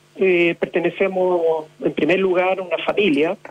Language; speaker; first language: Spanish; native; Spanish